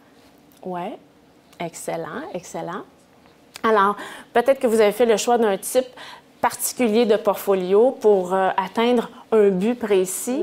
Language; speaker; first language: French; native; French